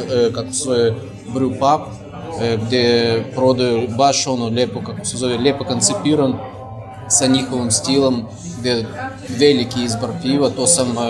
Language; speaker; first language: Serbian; non-native, fluent; Russian